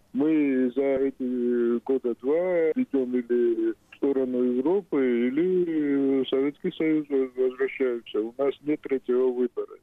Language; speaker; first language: Russian; non-native, local second language; Georgian